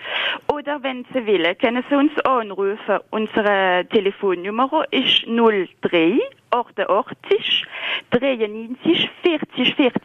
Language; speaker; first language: German; non-native, local second language; French